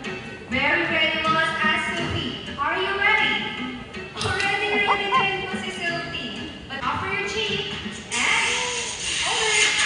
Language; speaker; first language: English; non-native, local second language; Filipino